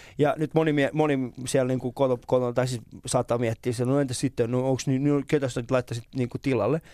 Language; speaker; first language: Finnish; early bilingual, other home language; Persian